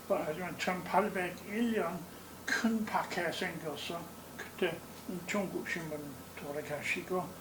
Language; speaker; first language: Korean; non-native, learner; English